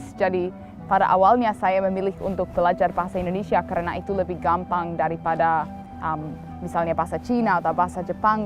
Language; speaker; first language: Indonesian; non-native, fluent; English